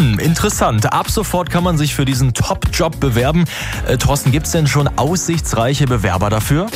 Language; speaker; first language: German; native; German